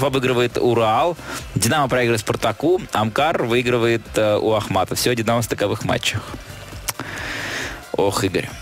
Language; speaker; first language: Russian; native; Russian